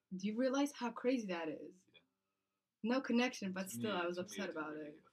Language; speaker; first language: English; non-native, fluent; Kazakh